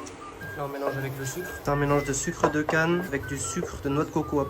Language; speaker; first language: French; native; French